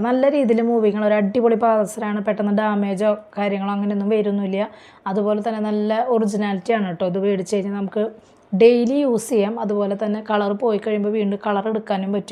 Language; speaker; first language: Malayalam; native; Malayalam